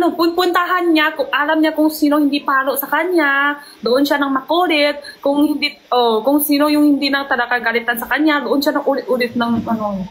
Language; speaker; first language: Filipino; non-native, learner; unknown